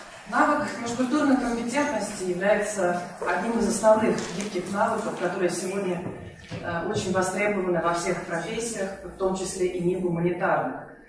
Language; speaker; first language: Russian; native; Russian